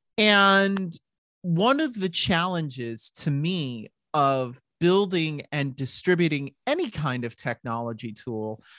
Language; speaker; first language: English; native; English